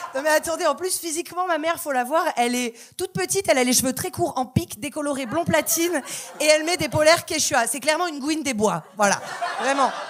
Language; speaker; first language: French; native; French